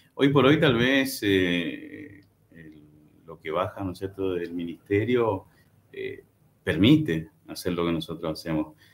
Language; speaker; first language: Spanish; native; Spanish